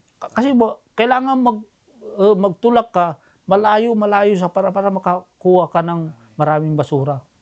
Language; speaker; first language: Filipino; non-native, local second language; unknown